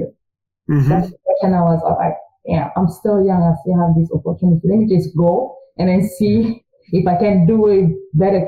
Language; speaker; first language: English; early bilingual, other home language; French